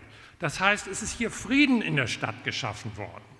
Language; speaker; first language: German; native; German